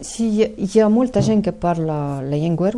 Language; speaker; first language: Catalan; non-native, fluent; Ukrainian